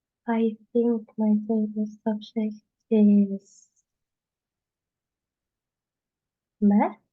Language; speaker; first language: English; non-native, learner; Russian